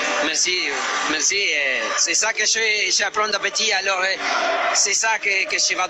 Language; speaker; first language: French; non-native, fluent; Spanish